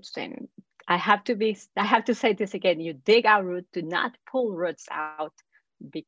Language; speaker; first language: English; non-native, fluent; Spanish